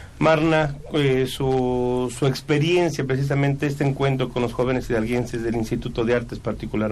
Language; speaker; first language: Spanish; native; Spanish